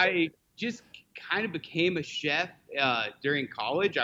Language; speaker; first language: English; native; English